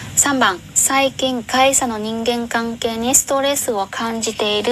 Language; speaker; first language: Japanese; non-native, fluent; Vietnamese